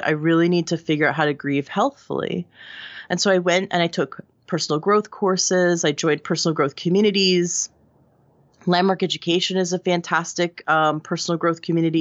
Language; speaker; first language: English; native; English